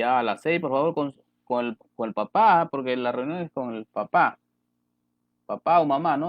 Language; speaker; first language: Spanish; native; Spanish